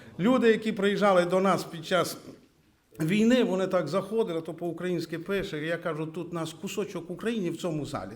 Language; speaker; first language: Ukrainian; native; Ukrainian